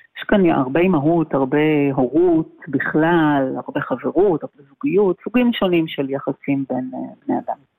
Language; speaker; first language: Hebrew; native; Hebrew